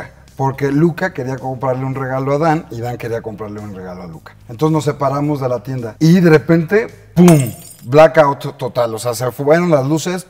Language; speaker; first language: Spanish; native; Spanish